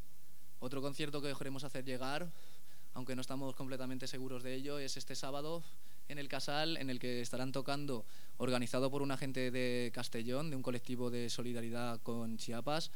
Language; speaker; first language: Spanish; native; Spanish